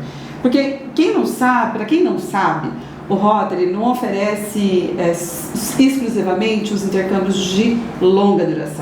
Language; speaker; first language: Portuguese; native; Portuguese